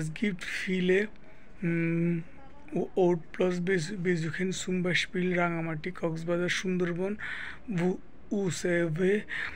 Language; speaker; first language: German; non-native, learner; Bangla